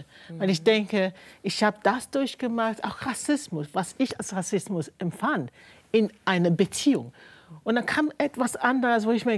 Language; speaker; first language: German; non-native, fluent; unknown